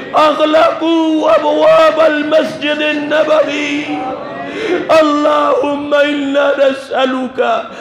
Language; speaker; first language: Arabic; non-native, fluent; Urdu